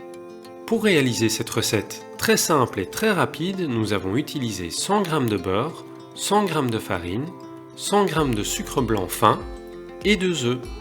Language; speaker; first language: French; native; French